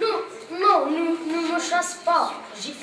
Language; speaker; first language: French; non-native, learner; Arabic